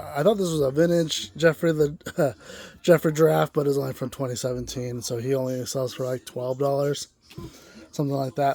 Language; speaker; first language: English; native; English